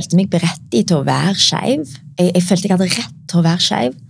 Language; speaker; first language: Norwegian; early bilingual, other home language; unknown